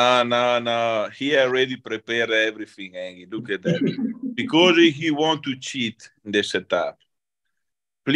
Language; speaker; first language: English; non-native, learner; Italian